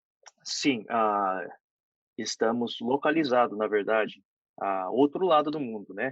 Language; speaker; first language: Portuguese; non-native, fluent; Korean